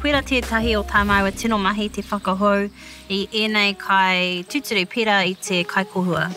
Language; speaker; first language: Māori; non-native, local second language; English